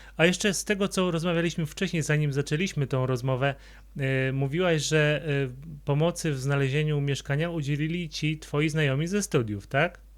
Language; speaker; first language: Polish; native; Polish